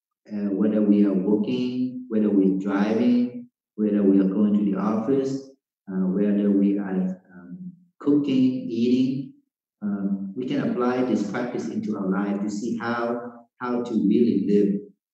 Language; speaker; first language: English; non-native, fluent; Vietnamese